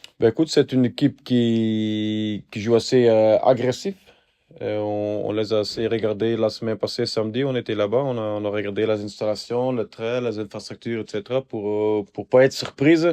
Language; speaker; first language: French; non-native, fluent; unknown